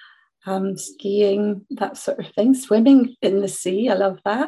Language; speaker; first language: English; native; English